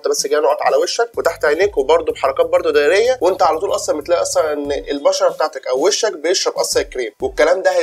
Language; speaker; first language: Arabic; native; Arabic